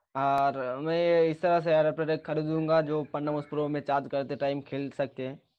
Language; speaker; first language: Hindi; non-native, local second language; Bangla